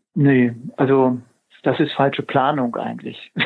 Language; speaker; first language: German; native; German